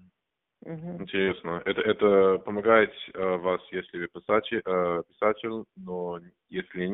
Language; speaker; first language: Russian; non-native, learner; English